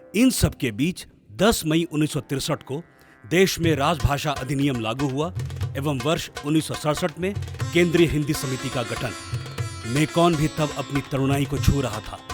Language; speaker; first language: Hindi; native; Hindi